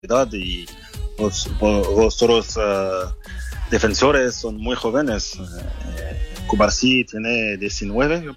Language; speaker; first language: Spanish; non-native, learner; French